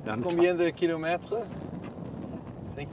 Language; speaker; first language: French; non-native, learner; Dutch